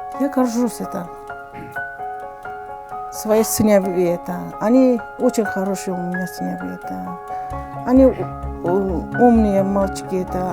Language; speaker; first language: Russian; non-native, learner; Azerbaijani